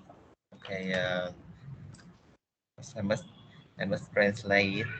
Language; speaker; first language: English; non-native, learner; Vietnamese